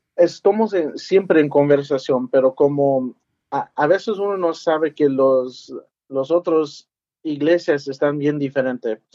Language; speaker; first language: Spanish; early bilingual, heritage; English